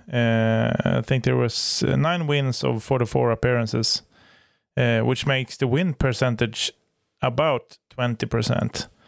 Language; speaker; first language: English; non-native, fluent; Swedish